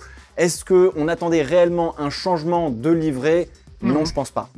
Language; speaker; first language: French; native; French